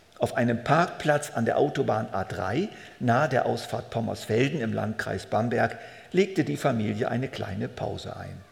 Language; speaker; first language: German; native; German